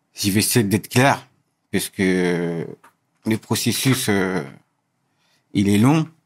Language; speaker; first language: French; native; French